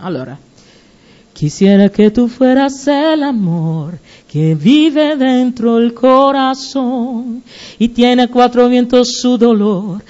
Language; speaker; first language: Spanish; native; Spanish